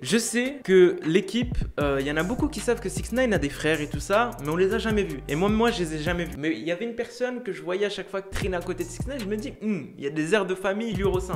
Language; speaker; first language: French; native; French